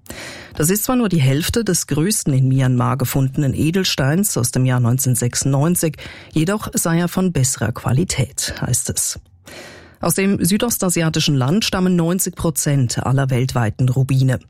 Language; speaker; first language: German; native; German